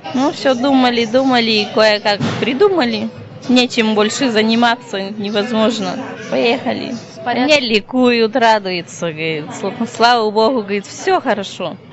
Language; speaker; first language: Russian; early bilingual, heritage; Portuguese